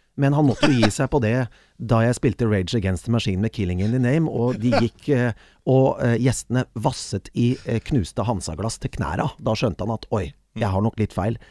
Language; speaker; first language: Norwegian; native; Norwegian